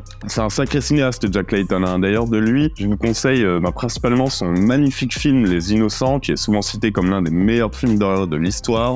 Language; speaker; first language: French; native; French